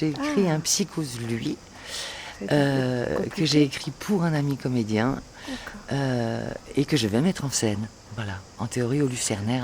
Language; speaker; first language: French; native; French